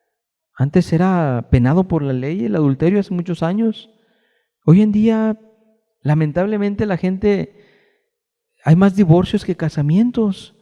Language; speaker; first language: Spanish; native; Spanish